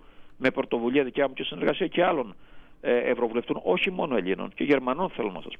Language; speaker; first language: Greek; native; Greek